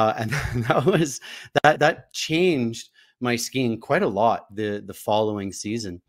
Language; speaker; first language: English; native; English